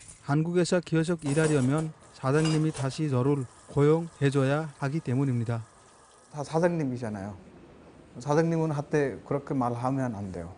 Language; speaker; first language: Korean; non-native, learner; Bangla